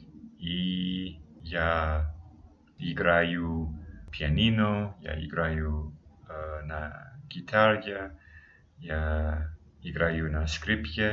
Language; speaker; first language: Russian; non-native, learner; English